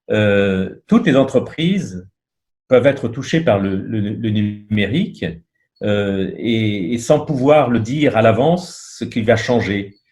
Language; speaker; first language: French; native; French